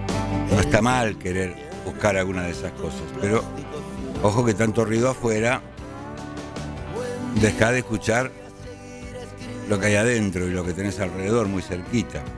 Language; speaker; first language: Spanish; native; Spanish